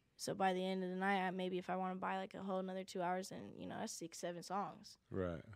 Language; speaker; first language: English; native; English